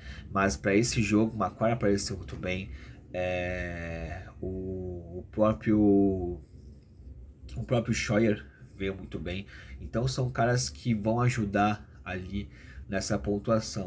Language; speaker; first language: Portuguese; native; Portuguese